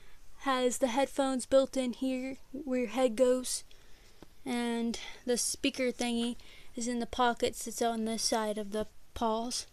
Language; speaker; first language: English; native; English